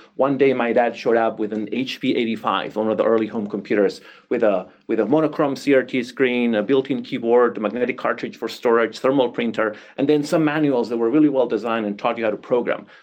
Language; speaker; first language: English; non-native, fluent; Catalan